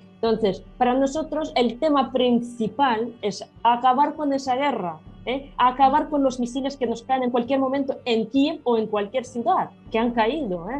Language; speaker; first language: Spanish; non-native, fluent; Ukrainian